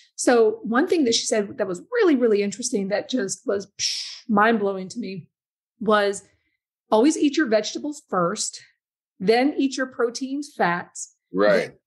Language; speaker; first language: English; native; English